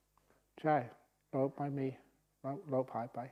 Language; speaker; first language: Thai; non-native, fluent; English